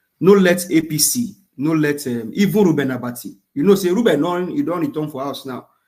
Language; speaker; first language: Nigerian Pidgin; non-native, local second language; Yoruba